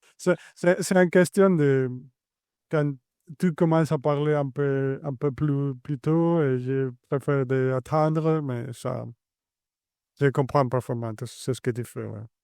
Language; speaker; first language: French; non-native, fluent; Spanish